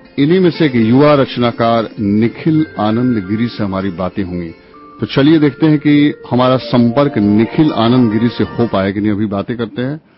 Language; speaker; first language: Hindi; native; Hindi